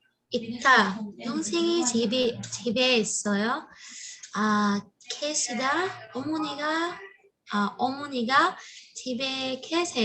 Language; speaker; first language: Korean; non-native, learner; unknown